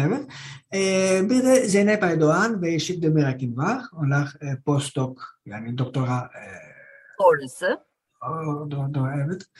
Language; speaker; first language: Turkish; non-native, learner; Greek